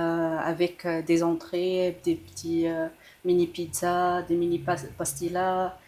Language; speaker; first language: French; non-native, local second language; Arabic